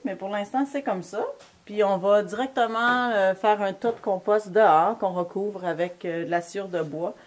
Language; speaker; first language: French; native; French